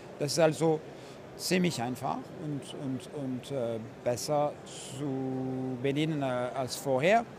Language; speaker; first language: German; non-native, fluent; French